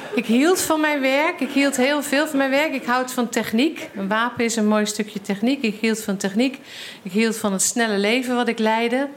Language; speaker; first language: Dutch; native; Dutch